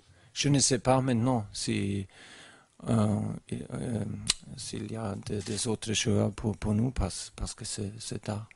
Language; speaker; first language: French; non-native, learner; German